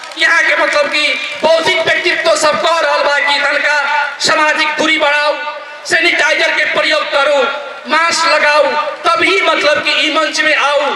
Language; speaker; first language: Bhojpuri; non-native, local second language; Dangaura Tharu